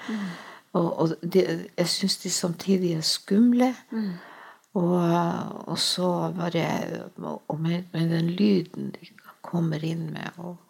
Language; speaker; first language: Norwegian; non-native, local second language; Northern Sami